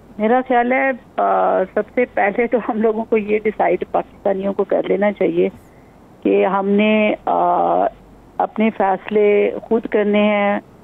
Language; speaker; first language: Urdu; non-native, local second language; Punjabi